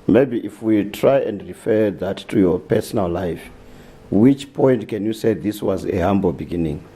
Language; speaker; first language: English; non-native, local second language; Shona